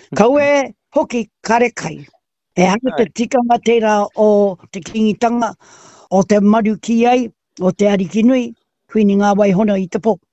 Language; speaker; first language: Māori; native; Māori